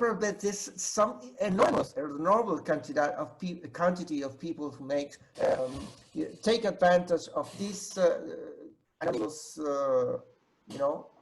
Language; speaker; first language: English; non-native, fluent; Spanish